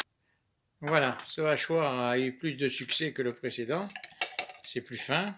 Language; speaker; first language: French; native; French